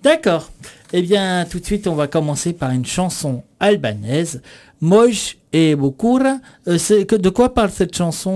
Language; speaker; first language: French; native; French